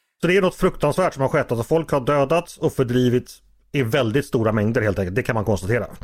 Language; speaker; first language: Swedish; native; Swedish